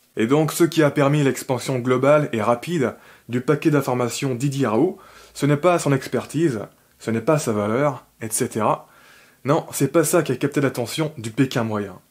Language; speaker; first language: French; native; French